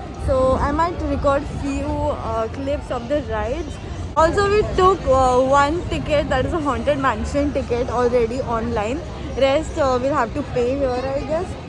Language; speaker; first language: English; non-native, local second language; Hindi